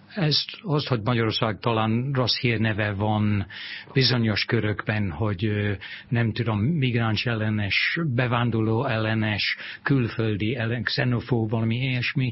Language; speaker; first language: Hungarian; non-native, fluent; English